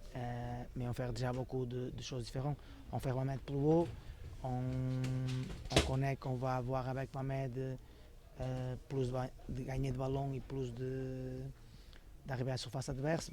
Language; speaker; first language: French; non-native, fluent; Portuguese